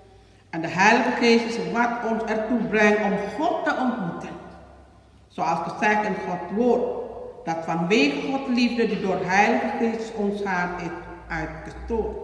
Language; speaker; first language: Dutch; non-native, learner; Indonesian